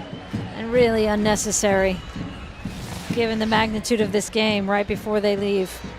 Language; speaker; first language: English; native; English